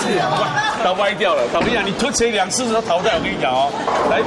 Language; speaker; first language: Chinese; native; Chinese